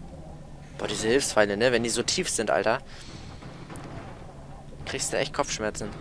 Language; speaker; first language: German; native; German